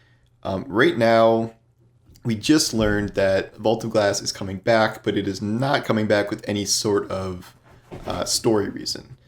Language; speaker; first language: English; native; English